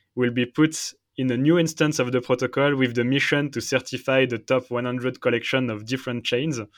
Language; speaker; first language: English; non-native, fluent; French